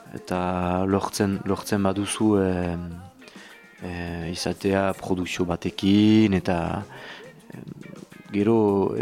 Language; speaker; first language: Basque; non-native, learner; French